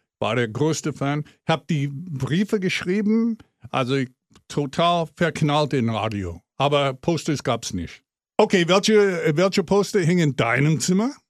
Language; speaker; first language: German; non-native, fluent; English